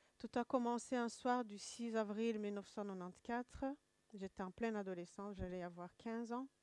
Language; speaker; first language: French; non-native, local second language; Kinyarwanda